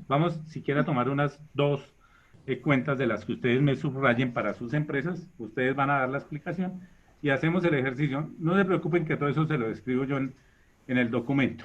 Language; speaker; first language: Spanish; native; Spanish